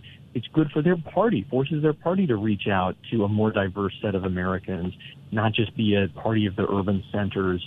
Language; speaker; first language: English; native; English